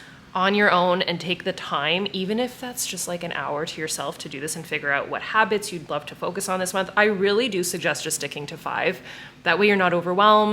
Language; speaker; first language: English; native; English